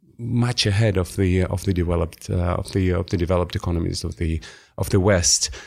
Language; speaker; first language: English; non-native, fluent; Russian